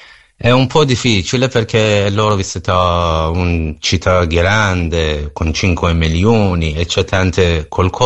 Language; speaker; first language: Italian; non-native, learner; Persian